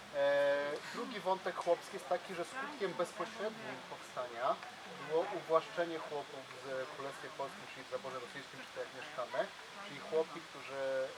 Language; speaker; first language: Polish; native; Polish